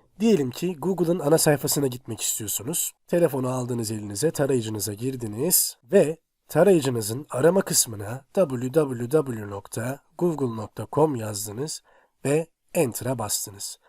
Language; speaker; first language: Turkish; native; Turkish